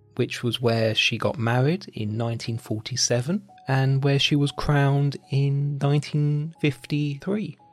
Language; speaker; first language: English; native; English